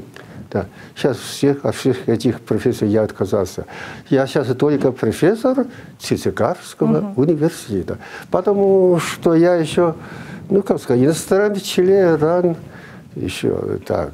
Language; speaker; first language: Russian; non-native, fluent; Chinese